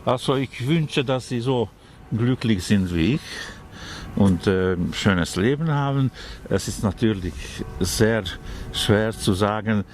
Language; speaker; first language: German; non-native, fluent; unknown